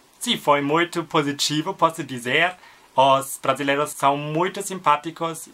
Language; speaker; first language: Portuguese; non-native, learner; German